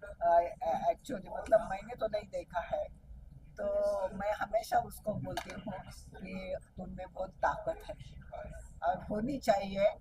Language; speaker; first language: Hindi; non-native, local second language; Marathi